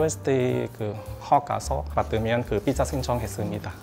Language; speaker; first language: Korean; non-native, learner; Vietnamese